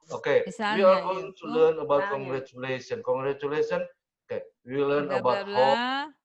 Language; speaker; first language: English; non-native, learner; Indonesian